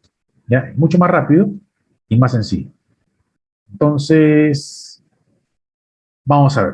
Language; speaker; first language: Spanish; native; Spanish